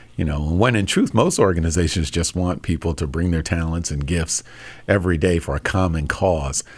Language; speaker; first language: English; native; English